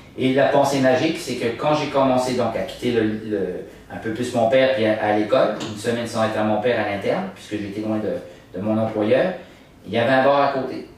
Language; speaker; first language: French; native; French